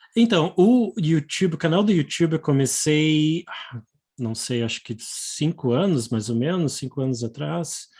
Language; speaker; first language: Portuguese; native; Portuguese